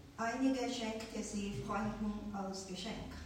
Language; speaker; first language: German; non-native, fluent; Chinese